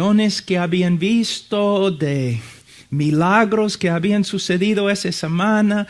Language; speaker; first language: Spanish; non-native, fluent; English